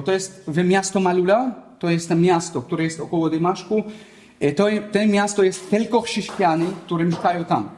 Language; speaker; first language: Polish; non-native, learner; Arabic